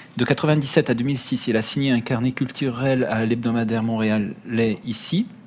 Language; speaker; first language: French; early bilingual, other home language; Arabic